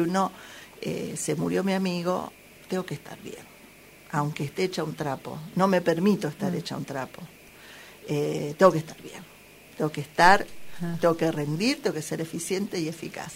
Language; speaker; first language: Spanish; native; Spanish